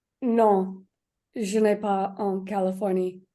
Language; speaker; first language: French; non-native, learner; English